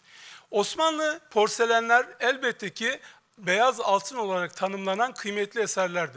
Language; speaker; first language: Turkish; native; Turkish